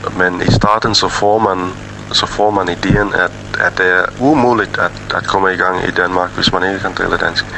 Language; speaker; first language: Danish; non-native, fluent; English